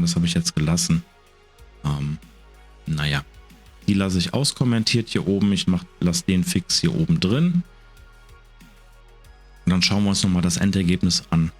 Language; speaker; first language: German; native; German